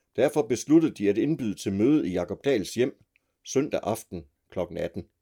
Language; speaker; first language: Danish; native; Danish